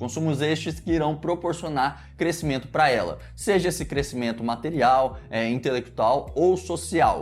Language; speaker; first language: Portuguese; native; Portuguese